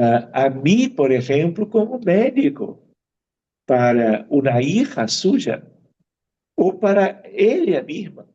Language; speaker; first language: Spanish; non-native, fluent; Portuguese